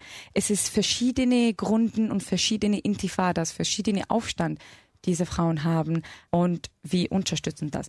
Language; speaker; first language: German; non-native, fluent; Arabic